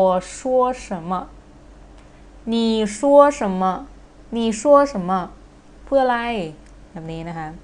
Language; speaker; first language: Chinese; non-native, fluent; Thai